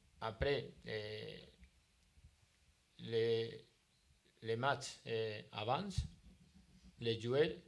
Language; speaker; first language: French; non-native, learner; Spanish